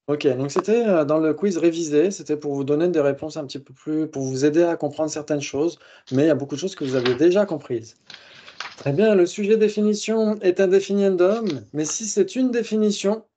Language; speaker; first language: French; native; French